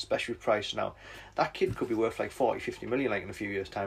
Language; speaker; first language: English; native; English